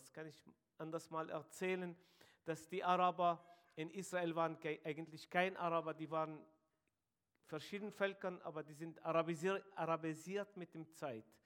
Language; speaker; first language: German; non-native, fluent; Arabic